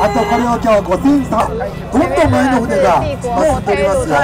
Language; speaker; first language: Japanese; native; Japanese